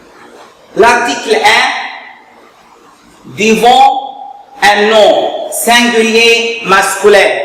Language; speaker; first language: French; non-native, fluent; Arabic